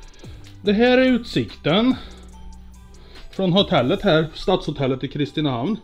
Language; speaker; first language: Swedish; native; Swedish